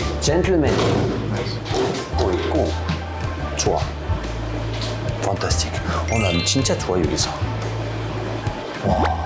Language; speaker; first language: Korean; non-native, learner; French